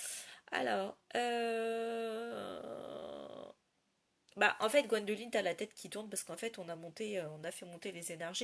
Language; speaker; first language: French; native; French